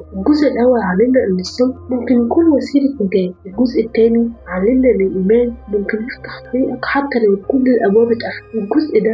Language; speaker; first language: Arabic; native; Arabic